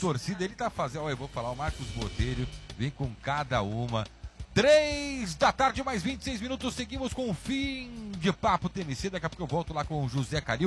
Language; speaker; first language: Portuguese; native; Portuguese